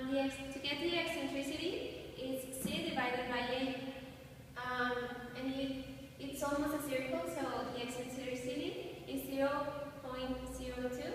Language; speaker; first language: English; non-native, fluent; Spanish